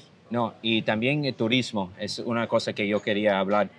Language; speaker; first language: Spanish; non-native, learner; English